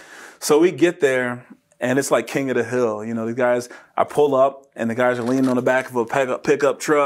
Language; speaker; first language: English; native; English